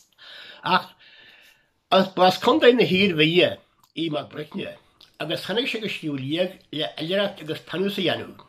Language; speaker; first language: Irish; native; Irish